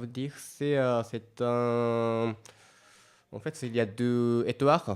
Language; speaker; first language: French; non-native, learner; Japanese